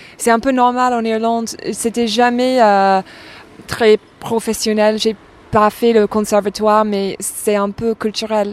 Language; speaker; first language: French; non-native, fluent; English